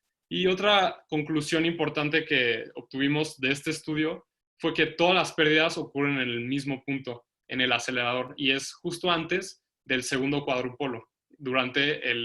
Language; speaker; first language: Spanish; native; Spanish